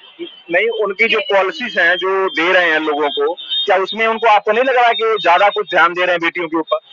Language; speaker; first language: Hindi; native; Hindi